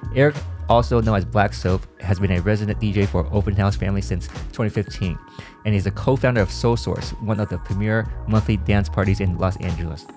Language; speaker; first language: English; native; English